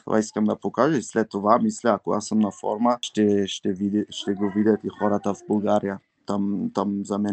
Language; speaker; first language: Bulgarian; early bilingual, heritage; Bulgarian